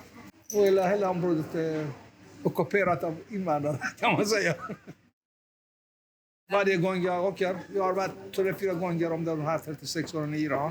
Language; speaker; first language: Swedish; non-native, fluent; Persian